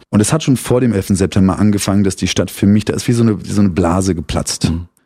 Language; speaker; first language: German; native; German